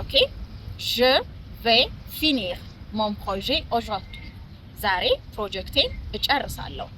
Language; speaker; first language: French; non-native, fluent; Amharic